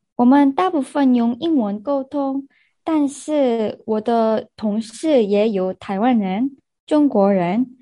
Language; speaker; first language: Chinese; non-native, learner; Korean